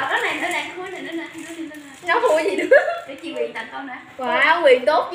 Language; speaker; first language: Vietnamese; native; Vietnamese